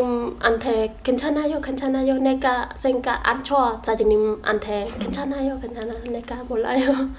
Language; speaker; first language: Korean; non-native, learner; Khmer